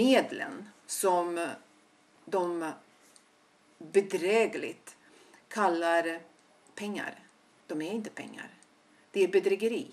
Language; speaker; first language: Swedish; non-native, fluent; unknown